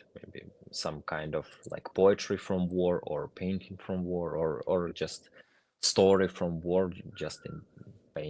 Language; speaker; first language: English; non-native, fluent; Ukrainian